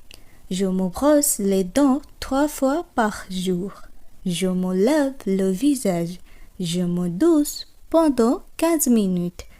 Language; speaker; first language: French; non-native, fluent; Bangla